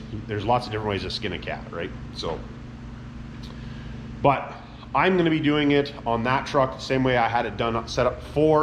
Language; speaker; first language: English; native; English